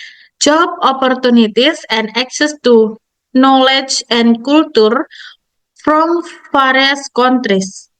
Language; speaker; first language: English; non-native, learner; Indonesian